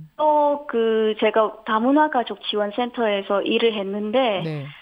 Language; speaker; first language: Korean; non-native, fluent; Vietnamese